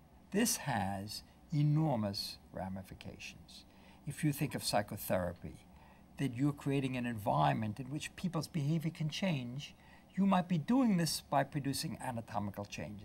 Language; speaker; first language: English; early bilingual, other home language; German